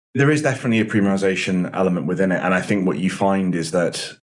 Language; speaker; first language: English; native; English